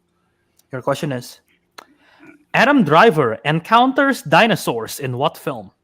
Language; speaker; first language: English; native; English